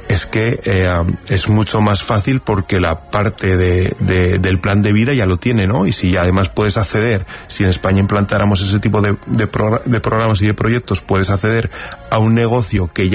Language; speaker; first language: Spanish; native; Spanish